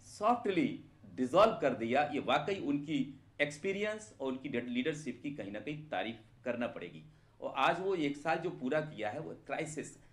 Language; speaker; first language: Hindi; native; Hindi